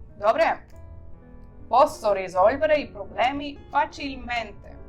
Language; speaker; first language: Italian; non-native, fluent; Ukrainian